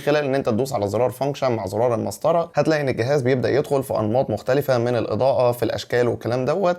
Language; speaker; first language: Arabic; native; Arabic